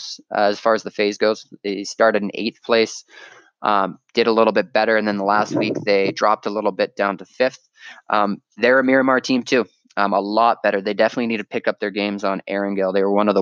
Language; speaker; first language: English; native; English